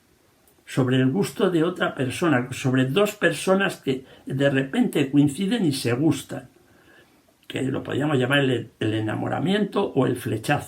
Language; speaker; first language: Spanish; native; Spanish